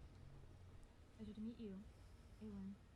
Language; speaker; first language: English; native; English